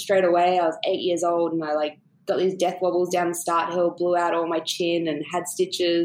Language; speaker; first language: English; native; English